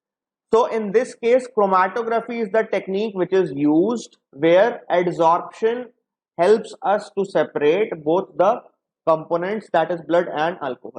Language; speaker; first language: English; non-native, local second language; Hindi